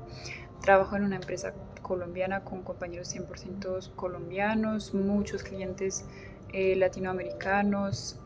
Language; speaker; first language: Spanish; non-native, fluent; French